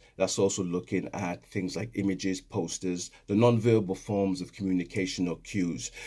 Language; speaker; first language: English; native; English